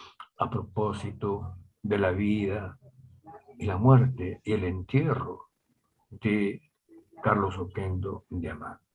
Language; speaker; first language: Spanish; native; Spanish